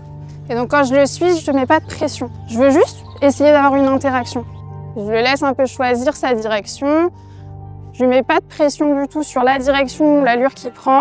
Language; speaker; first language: French; native; French